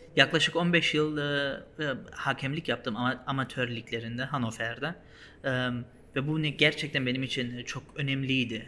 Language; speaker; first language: Turkish; early bilingual, heritage; Turkish